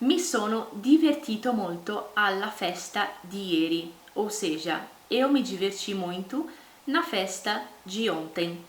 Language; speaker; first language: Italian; non-native, fluent; Portuguese